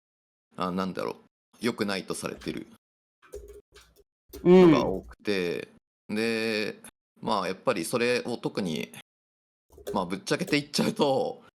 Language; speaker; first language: Japanese; native; Japanese